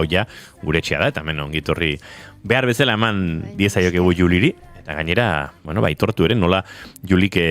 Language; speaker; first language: Basque; native; Basque